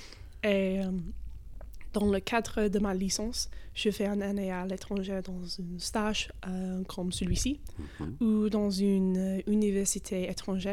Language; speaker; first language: French; non-native, fluent; English